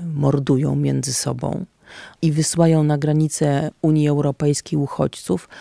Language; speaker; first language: Polish; native; Polish